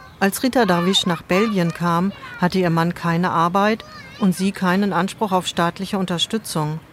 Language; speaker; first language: German; native; German